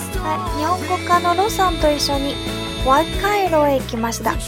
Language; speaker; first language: Japanese; non-native, fluent; Chinese